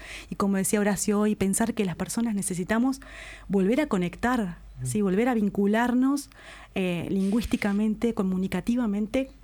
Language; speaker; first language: Spanish; native; Spanish